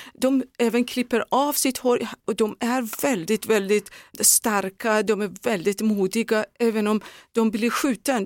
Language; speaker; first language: Swedish; non-native, fluent; Persian